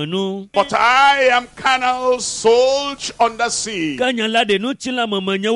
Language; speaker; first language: English; native; English